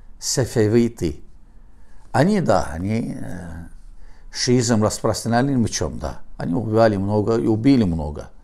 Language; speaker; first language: Russian; non-native, learner; Azerbaijani